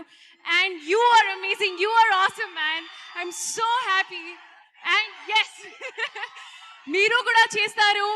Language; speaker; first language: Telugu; non-native, learner; Hindi